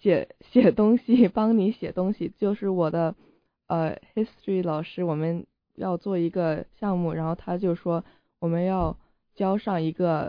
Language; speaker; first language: Chinese; early bilingual, heritage; Chinese